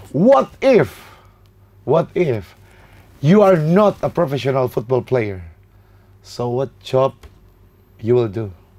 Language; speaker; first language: English; non-native, learner; Indonesian